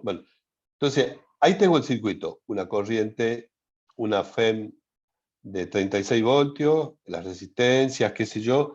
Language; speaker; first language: Spanish; native; Spanish